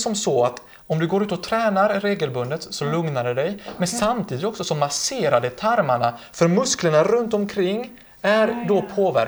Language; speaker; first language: Swedish; native; Swedish